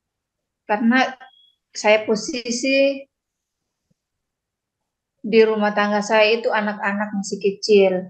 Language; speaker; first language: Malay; non-native, local second language; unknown